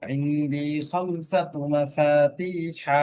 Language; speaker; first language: Arabic; non-native, fluent; Bangla